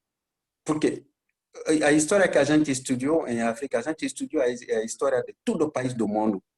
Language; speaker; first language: Portuguese; non-native, learner; Bambara